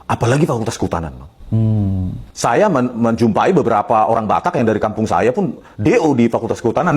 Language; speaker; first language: Indonesian; native; Indonesian